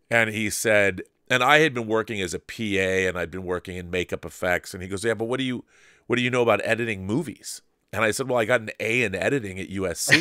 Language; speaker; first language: English; native; English